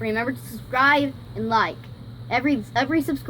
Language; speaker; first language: English; native; English